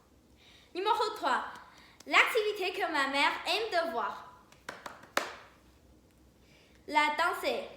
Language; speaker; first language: French; non-native, learner; Chinese